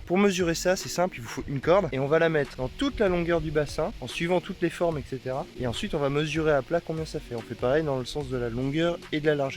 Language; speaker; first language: French; native; French